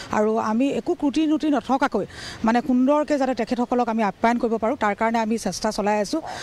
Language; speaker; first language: Assamese; native; Assamese